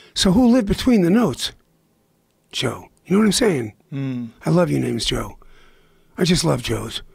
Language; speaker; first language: English; native; English